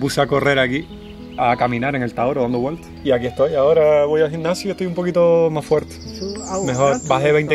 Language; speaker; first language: Spanish; native; Spanish